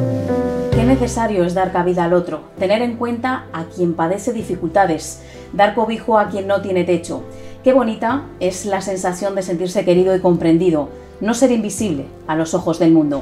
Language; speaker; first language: Spanish; native; Spanish